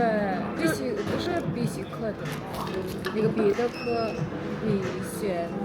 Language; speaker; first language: Chinese; non-native, learner; Mongolian